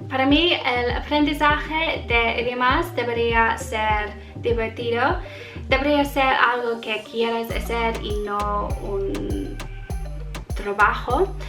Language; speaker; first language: Spanish; non-native, learner; English